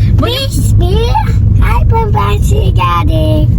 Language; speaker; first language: Turkish; early bilingual, other home language; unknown